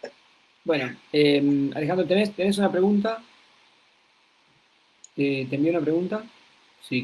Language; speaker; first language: Spanish; native; Spanish